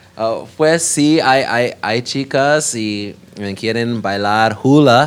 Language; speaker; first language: Spanish; non-native, learner; English